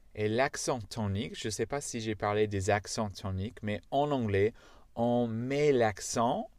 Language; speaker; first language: French; non-native, fluent; English